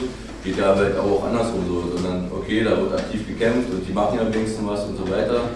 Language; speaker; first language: German; native; German